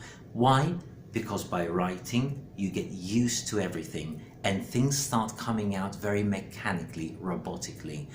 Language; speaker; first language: English; non-native, fluent; Greek